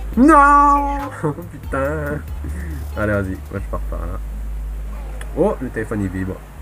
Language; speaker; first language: French; native; French